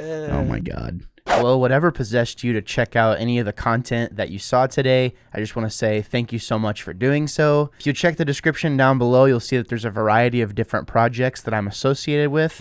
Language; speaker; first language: English; native; English